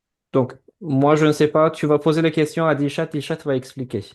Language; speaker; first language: French; non-native, fluent; Azerbaijani